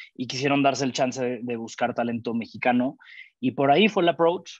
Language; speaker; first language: Spanish; native; Spanish